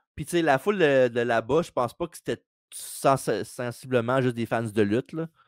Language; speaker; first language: French; native; French